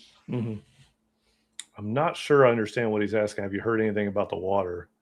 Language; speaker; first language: English; native; English